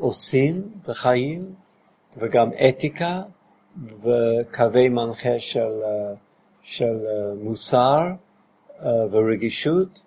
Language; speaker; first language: Hebrew; non-native, fluent; English